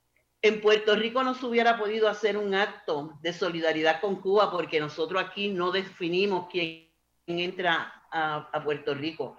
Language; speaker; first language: Spanish; native; Spanish